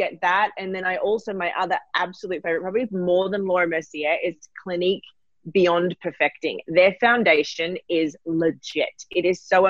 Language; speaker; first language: English; native; English